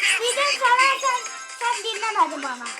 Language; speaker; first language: Turkish; early bilingual, other home language; Arabic